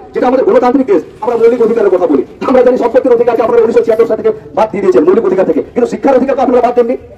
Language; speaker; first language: Bangla; non-native, local second language; Santali